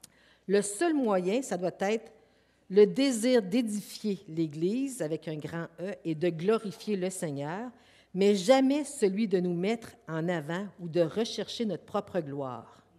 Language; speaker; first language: French; native; French